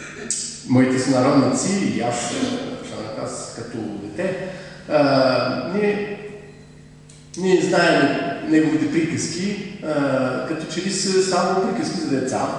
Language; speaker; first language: Bulgarian; non-native, fluent; French